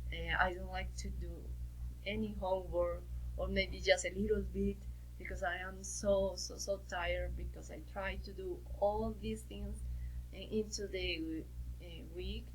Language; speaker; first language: English; non-native, learner; Spanish